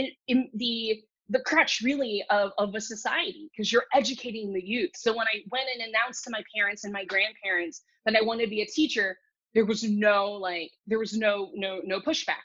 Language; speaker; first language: English; early bilingual, other home language; Cantonese